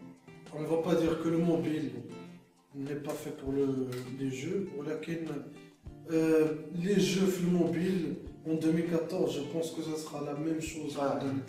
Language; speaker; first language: French; non-native, local second language; Arabic